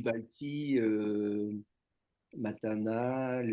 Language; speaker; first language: Hebrew; non-native, learner; French